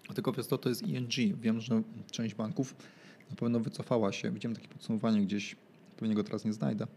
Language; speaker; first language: Polish; native; Polish